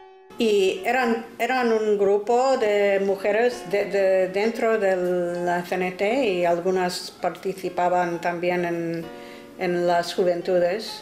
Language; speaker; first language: Spanish; non-native, fluent; English